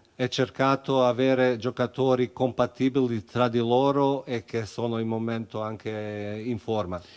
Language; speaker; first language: Italian; non-native, fluent; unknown